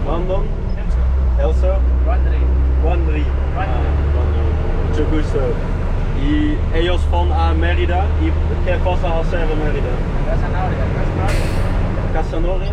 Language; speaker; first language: Spanish; non-native, learner; Dutch